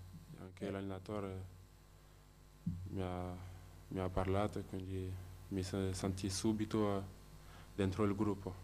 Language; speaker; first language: Italian; non-native, fluent; French